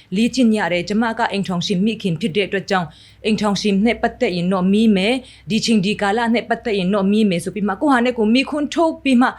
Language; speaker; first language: Burmese; non-native, local second language; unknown